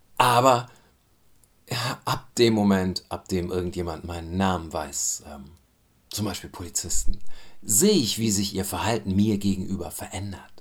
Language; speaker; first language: German; early bilingual, other home language; Turkish